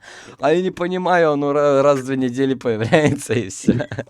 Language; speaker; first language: Russian; native; Russian